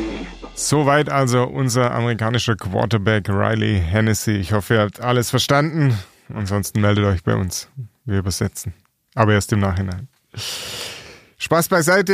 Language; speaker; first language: German; native; German